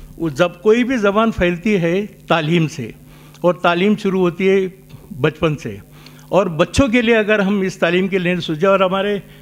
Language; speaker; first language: Hindi; non-native, local second language; Marathi